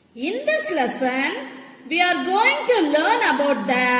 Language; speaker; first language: English; non-native, local second language; Tamil